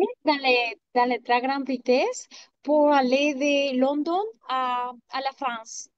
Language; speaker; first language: French; non-native, learner; English